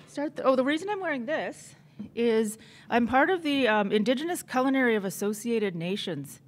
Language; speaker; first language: English; native; English